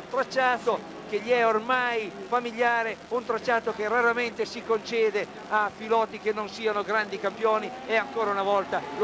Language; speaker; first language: Italian; native; Italian